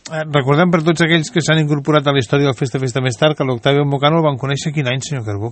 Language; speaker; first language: Catalan; native; Catalan